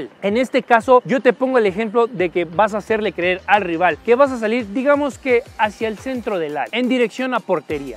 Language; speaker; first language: Spanish; native; Spanish